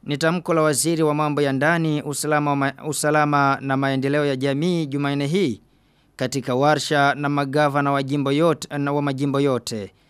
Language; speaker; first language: Swahili; non-native, local second language; Rundi